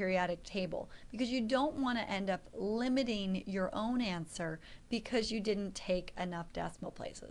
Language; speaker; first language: English; native; English